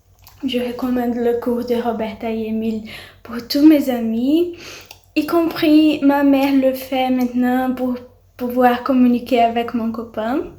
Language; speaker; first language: French; non-native, learner; Portuguese